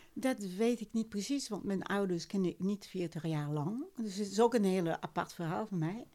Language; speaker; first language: Dutch; non-native, fluent; French